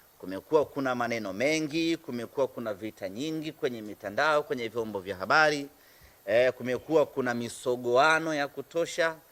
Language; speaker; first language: Swahili; native; Swahili